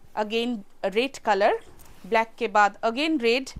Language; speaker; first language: Hindi; non-native, local second language; Bangla